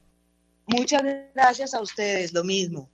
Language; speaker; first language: Spanish; native; Spanish